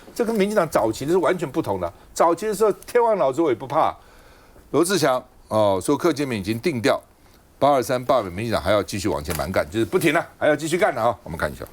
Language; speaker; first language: Chinese; native; Chinese